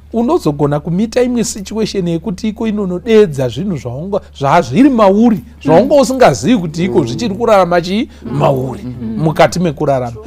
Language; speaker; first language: Shona; native; Shona